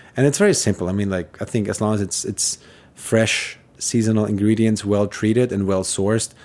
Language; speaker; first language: English; non-native, fluent; German